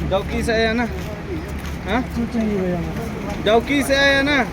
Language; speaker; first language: Hindi; non-native, local second language; Khasi